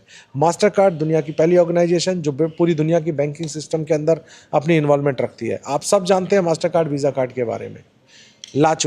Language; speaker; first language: Hindi; native; Hindi